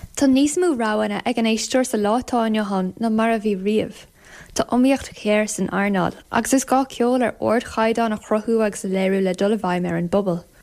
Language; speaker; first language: Irish; native; Irish